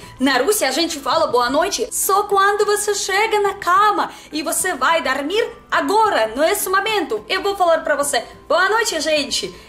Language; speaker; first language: Portuguese; non-native, learner; Russian